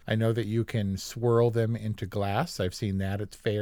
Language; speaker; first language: English; native; English